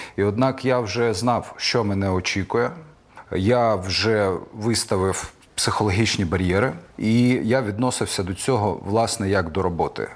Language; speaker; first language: Ukrainian; native; Ukrainian